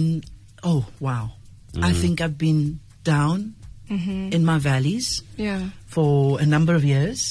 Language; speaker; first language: English; native; English